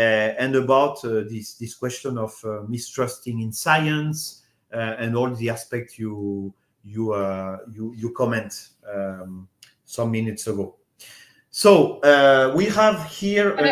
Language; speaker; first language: English; non-native, fluent; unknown